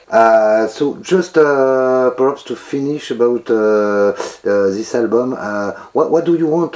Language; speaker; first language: English; non-native, learner; French